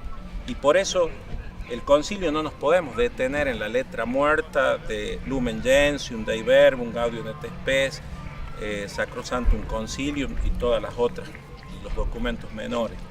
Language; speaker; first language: Spanish; native; Spanish